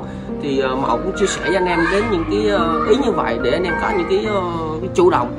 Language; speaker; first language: Vietnamese; native; Vietnamese